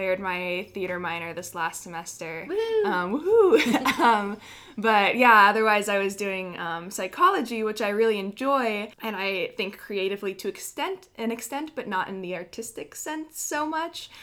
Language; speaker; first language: English; native; English